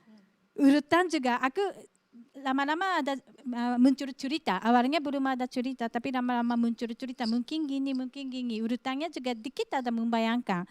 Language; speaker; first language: Indonesian; non-native, fluent; Japanese